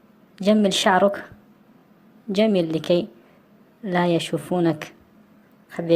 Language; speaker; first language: Arabic; non-native, learner; Tajik